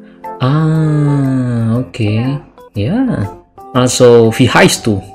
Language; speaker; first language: German; non-native, learner; Indonesian